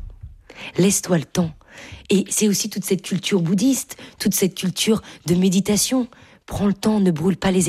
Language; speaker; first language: French; native; French